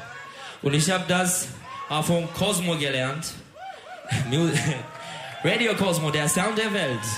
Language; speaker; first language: German; non-native, learner; Turkish